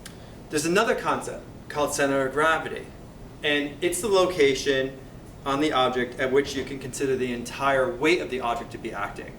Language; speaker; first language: English; native; English